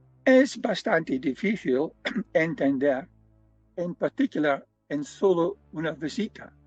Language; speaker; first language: Spanish; non-native, fluent; English